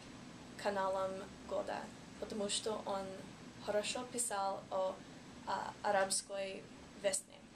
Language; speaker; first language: Russian; non-native, learner; English